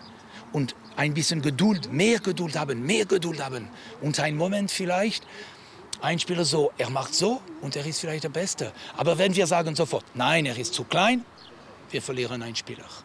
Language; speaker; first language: German; non-native, local second language; French